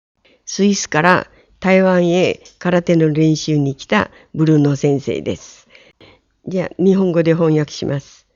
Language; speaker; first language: Japanese; non-native, fluent; Chinese